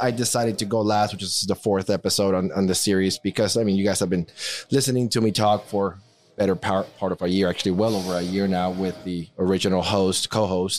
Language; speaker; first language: English; non-native, fluent; Spanish